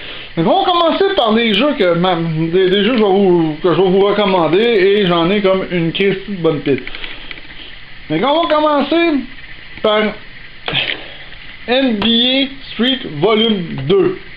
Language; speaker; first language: French; native; French